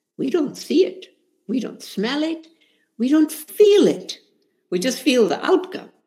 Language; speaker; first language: English; non-native, fluent; Spanish